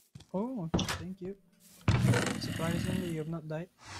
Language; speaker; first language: English; non-native, local second language; Malay